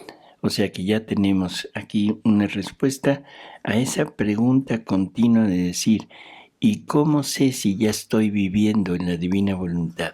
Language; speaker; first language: Spanish; native; Spanish